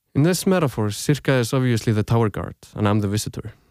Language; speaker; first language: English; non-native, fluent; Icelandic